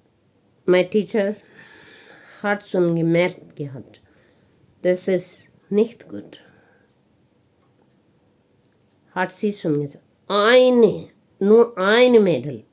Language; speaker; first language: German; non-native, learner; Hindi